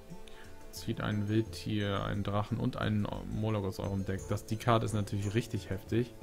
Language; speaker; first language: German; native; German